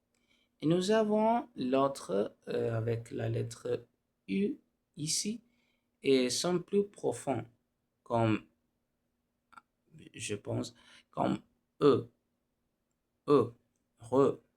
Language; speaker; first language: French; non-native, learner; Spanish